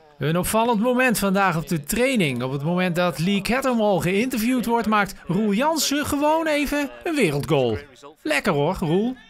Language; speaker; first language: Dutch; native; Dutch